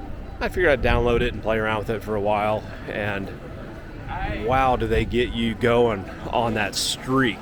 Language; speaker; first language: English; native; English